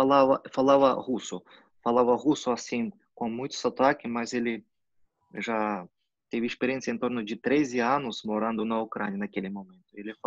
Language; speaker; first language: Portuguese; non-native, fluent; Russian